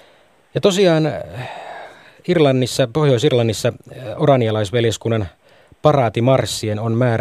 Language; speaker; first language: Finnish; native; Finnish